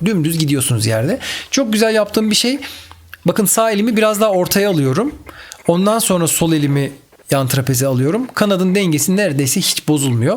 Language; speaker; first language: Turkish; native; Turkish